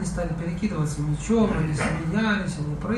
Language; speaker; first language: Russian; native; Russian